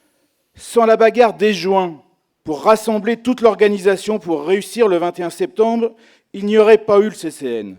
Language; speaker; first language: French; native; French